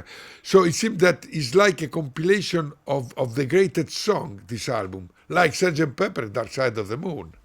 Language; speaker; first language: English; non-native, learner; Italian